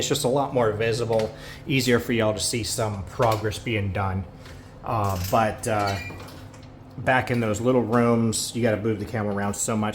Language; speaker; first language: English; native; English